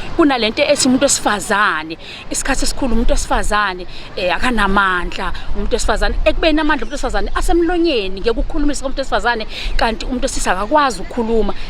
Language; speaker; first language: Zulu; native; Zulu